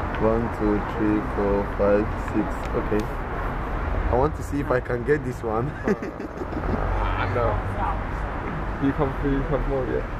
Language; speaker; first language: English; non-native, fluent; Greek